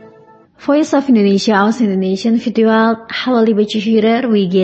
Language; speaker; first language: German; non-native, fluent; Indonesian